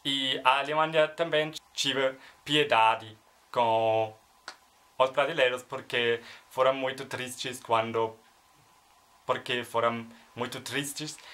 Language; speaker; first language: Portuguese; non-native, learner; German